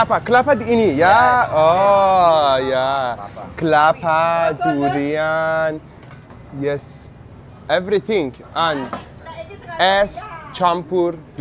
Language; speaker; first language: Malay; non-native, learner; Persian